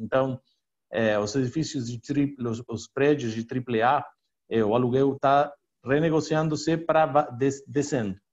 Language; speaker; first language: Portuguese; non-native, learner; Spanish